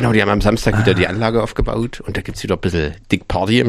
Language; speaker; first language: German; native; German